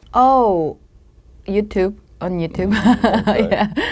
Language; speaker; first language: English; non-native, learner; Korean